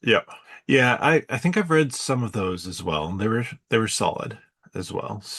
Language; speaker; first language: English; native; English